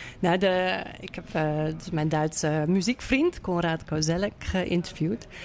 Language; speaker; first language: Dutch; native; Dutch